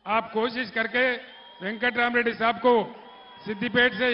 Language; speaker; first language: Hindi; non-native, local second language; Telugu